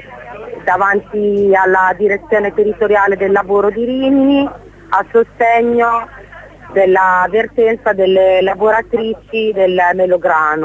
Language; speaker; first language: Italian; native; Italian